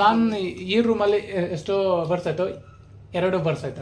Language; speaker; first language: Kannada; non-native, learner; Bodo